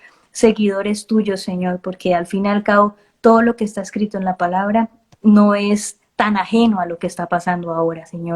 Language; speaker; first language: Spanish; native; Spanish